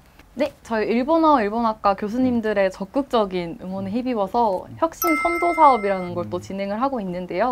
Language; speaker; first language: Korean; native; Korean